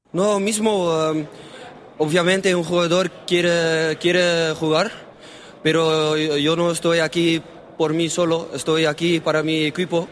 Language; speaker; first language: Spanish; non-native, learner; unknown